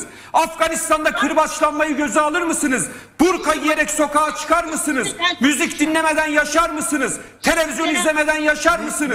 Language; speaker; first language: Turkish; native; Turkish